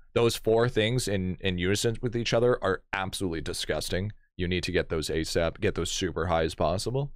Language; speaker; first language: English; native; English